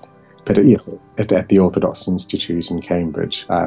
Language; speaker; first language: English; native; English